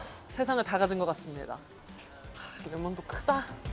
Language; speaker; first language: Korean; native; Korean